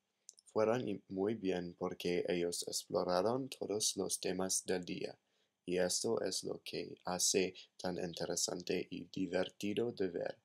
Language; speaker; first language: Spanish; non-native, learner; English